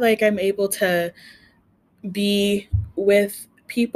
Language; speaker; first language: English; native; English